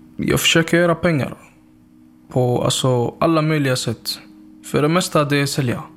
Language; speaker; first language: Swedish; early bilingual, other home language; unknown